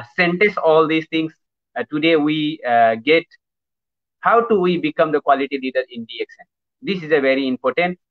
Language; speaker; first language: English; non-native, learner; Nepali